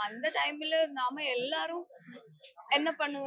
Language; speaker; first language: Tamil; non-native, learner; Malayalam